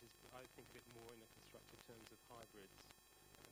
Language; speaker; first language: English; native; English